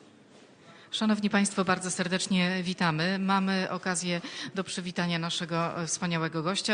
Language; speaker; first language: Polish; native; Polish